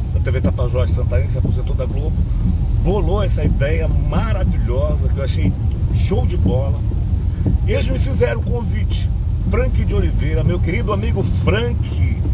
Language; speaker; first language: Portuguese; native; Portuguese